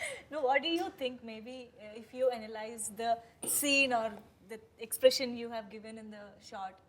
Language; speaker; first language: English; non-native, local second language; Telugu